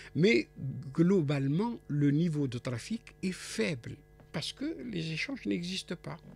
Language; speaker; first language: French; non-native, local second language; Arabic